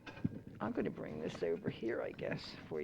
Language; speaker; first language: English; native; English